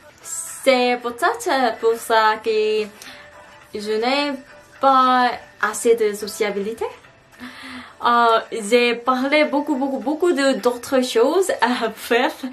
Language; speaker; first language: French; non-native, learner; Korean